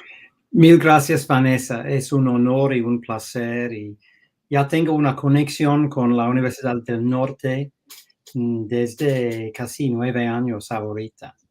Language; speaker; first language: Spanish; non-native, fluent; English